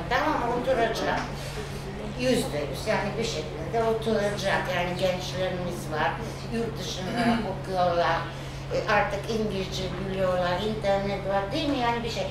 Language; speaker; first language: Turkish; non-native, fluent; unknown